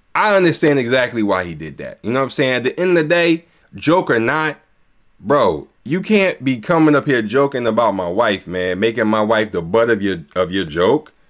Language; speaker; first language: English; native; English